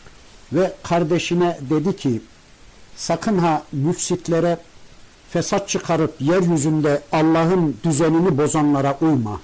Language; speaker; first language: Turkish; native; Turkish